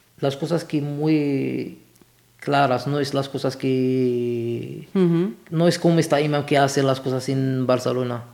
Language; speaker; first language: Spanish; non-native, learner; Arabic